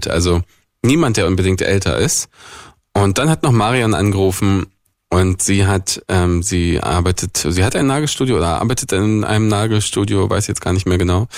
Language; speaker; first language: German; native; German